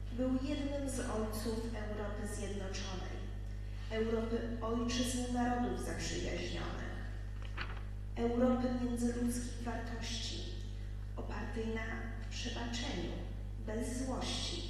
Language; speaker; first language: Polish; native; Polish